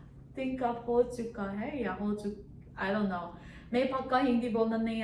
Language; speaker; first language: Hindi; non-native, local second language; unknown